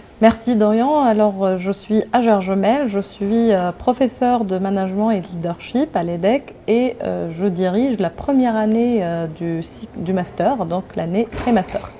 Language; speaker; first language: French; non-native, local second language; Arabic